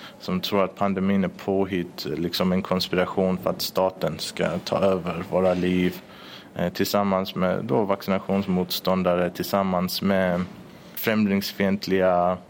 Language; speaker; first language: Swedish; early bilingual, other home language; Persian